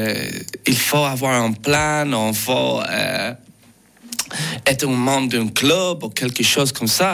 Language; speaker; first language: French; non-native, learner; English